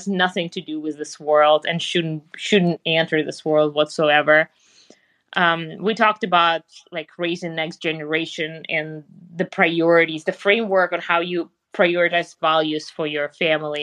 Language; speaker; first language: English; non-native, fluent; Russian